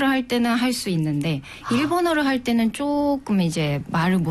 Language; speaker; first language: Korean; non-native, fluent; Japanese